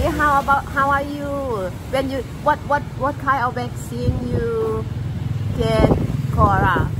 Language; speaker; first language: English; non-native, learner; Thai